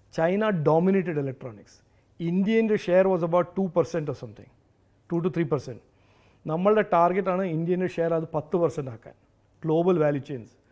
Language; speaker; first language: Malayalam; early bilingual, heritage; Malayalam